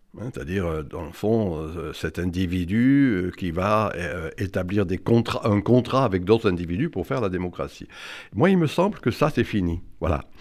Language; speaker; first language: French; native; French